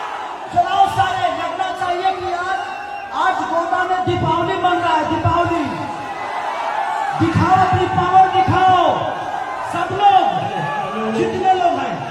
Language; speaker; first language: Hindi; non-native, local second language; Bhojpuri